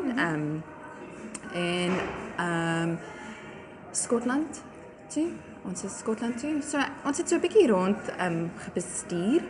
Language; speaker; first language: Afrikaans; non-native, local second language; English